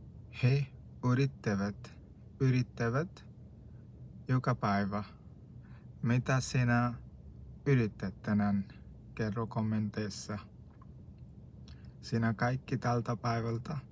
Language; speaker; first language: Finnish; non-native, learner; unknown